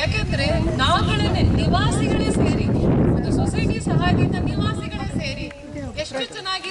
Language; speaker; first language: Kannada; native; Kannada